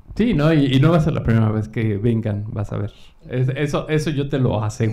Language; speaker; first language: Spanish; native; Spanish